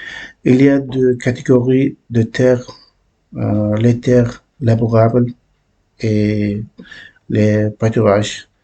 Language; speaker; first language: French; non-native, learner; Uzbek